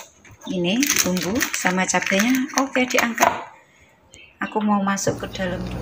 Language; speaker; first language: Indonesian; non-native, local second language; Javanese